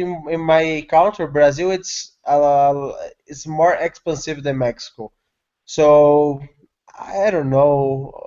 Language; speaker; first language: English; non-native, learner; Portuguese